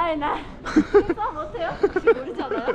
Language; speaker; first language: Korean; non-native, learner; Persian